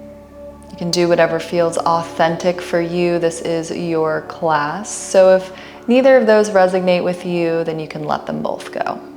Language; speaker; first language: English; native; English